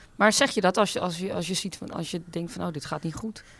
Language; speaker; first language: Dutch; early bilingual, other home language; Greek